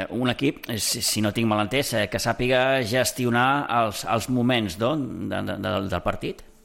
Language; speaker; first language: Catalan; native; Catalan